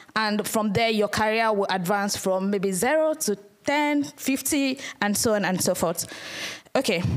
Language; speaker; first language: English; non-native, local second language; Yoruba